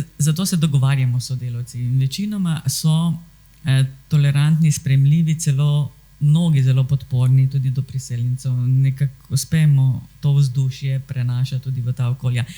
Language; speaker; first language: Slovenian; native; Slovenian